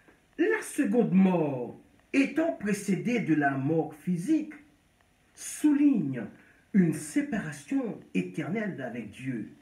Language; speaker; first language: French; non-native, local second language; Haitian Creole